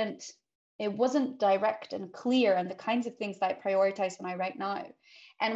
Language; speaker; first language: English; non-native, fluent; Swedish